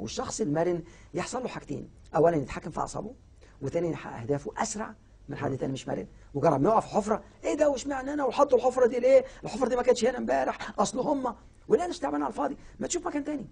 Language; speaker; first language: Arabic; native; Arabic